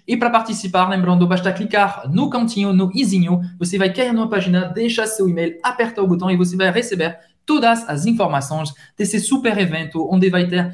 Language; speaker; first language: Portuguese; non-native, fluent; French